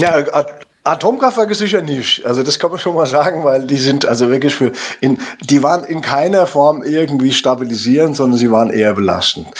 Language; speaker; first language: German; native; German